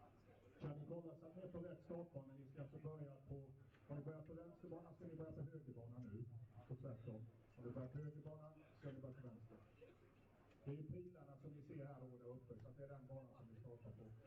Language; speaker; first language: Swedish; native; Swedish